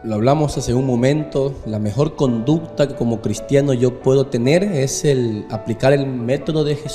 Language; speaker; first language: Spanish; native; Spanish